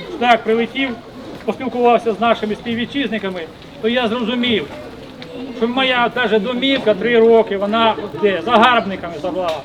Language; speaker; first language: Ukrainian; non-native, local second language; Russian